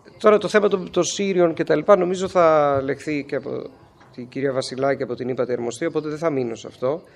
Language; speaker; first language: Greek; native; Greek